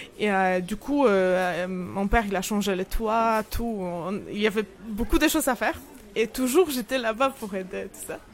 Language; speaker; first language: French; non-native, fluent; Polish